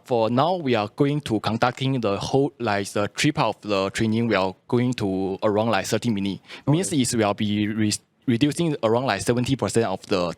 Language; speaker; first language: English; non-native, local second language; Chinese